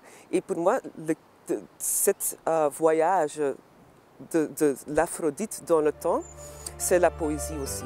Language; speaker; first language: French; non-native, local second language; Dutch